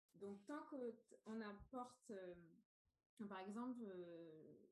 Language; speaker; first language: French; native; French